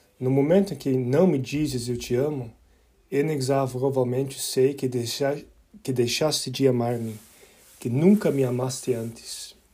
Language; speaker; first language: Portuguese; early bilingual, other home language; Dutch